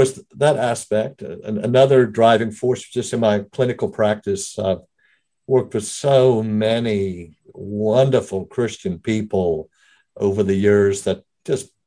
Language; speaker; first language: English; native; English